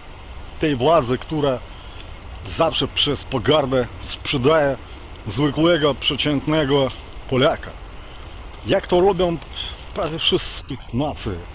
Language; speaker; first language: Polish; non-native, learner; Ukrainian